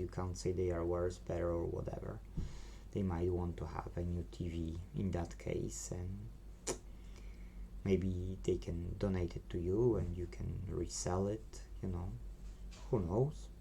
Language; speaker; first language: English; non-native, fluent; Polish